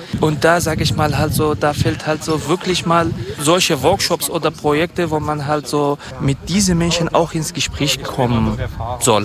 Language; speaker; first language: German; non-native, fluent; Kurdish